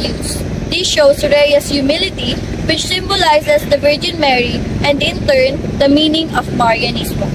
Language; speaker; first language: English; non-native, local second language; Filipino